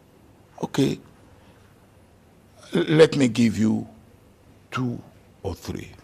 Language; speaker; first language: English; non-native, local second language; Yoruba